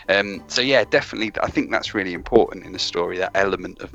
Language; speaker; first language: English; native; English